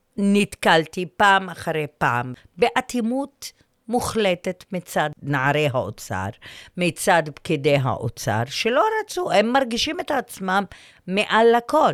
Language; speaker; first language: Hebrew; non-native, local second language; Arabic